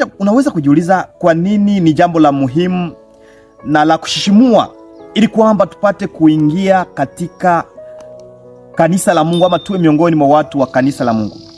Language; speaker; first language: Swahili; native; Swahili